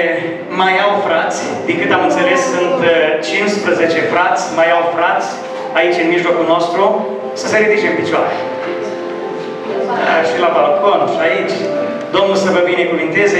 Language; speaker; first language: Romanian; native; Romanian